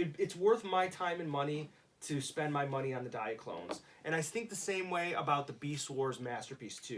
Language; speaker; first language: English; native; English